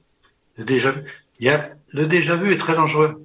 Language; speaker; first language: French; native; French